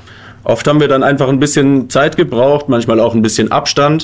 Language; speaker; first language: German; native; German